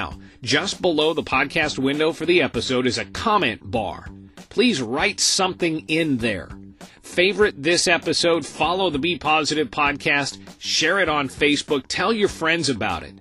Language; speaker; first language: English; native; English